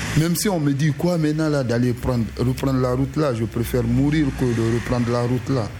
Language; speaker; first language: French; non-native, local second language; Susu